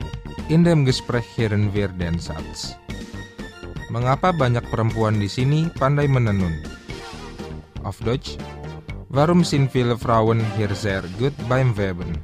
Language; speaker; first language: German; non-native, fluent; Indonesian